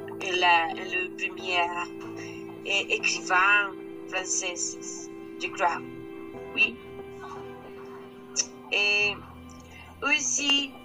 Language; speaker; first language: French; non-native, learner; Spanish